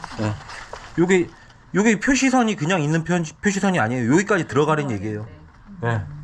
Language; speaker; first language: Korean; native; Korean